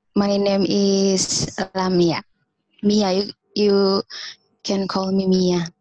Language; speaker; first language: English; non-native, fluent; Indonesian